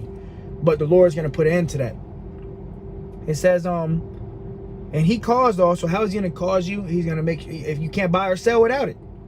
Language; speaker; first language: English; native; English